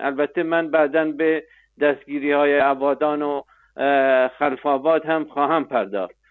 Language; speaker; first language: Persian; non-native, local second language; Arabic